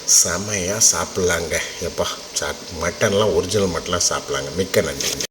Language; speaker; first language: Tamil; native; Tamil